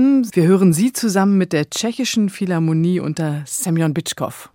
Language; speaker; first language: German; native; German